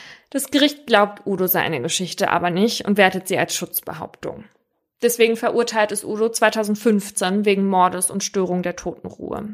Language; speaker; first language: German; native; German